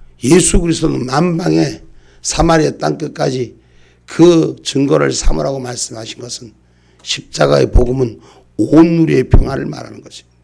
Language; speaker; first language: Korean; native; Korean